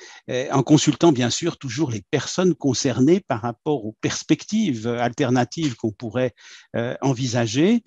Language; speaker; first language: French; native; French